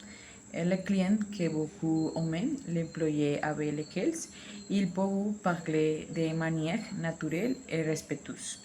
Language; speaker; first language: French; non-native, learner; Spanish